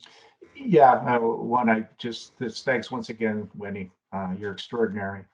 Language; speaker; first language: English; native; English